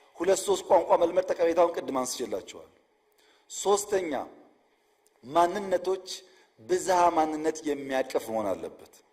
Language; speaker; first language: Amharic; non-native, local second language; Oromo